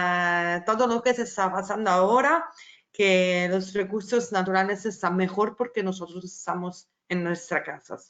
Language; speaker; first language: Spanish; non-native, fluent; Italian